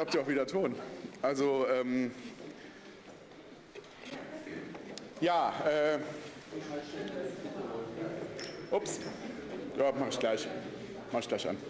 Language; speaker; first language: German; native; German